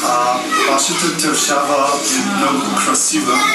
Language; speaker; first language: Bulgarian; non-native, learner; English